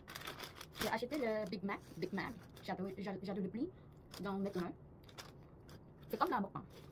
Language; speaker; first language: French; non-native, learner; Korean